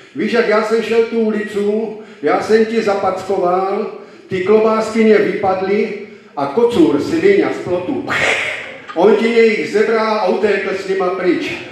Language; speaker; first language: Czech; native; Czech